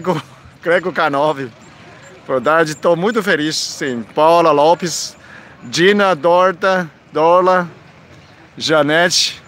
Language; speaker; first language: Portuguese; non-native, fluent; Chinese